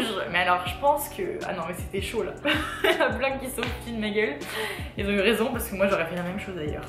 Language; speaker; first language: French; native; French